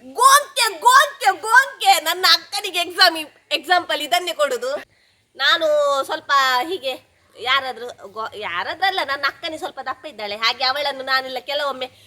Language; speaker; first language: Kannada; non-native, local second language; Tulu